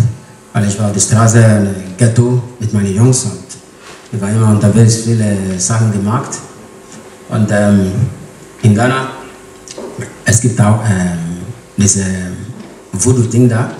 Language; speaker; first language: German; non-native, learner; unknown